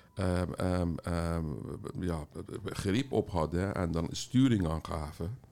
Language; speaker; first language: Dutch; non-native, fluent; Persian